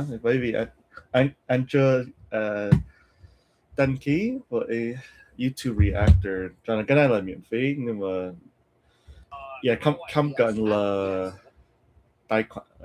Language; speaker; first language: Vietnamese; non-native, learner; English